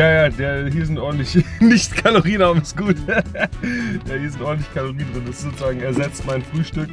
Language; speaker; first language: German; native; German